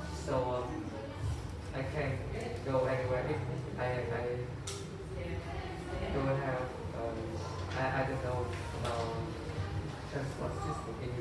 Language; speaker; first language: English; non-native, learner; Vietnamese